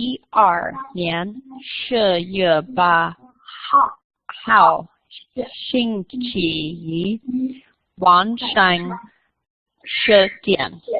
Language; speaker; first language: Chinese; non-native, learner; English